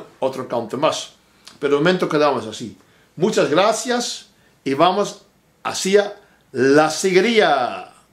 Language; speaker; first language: Spanish; non-native, fluent; Dutch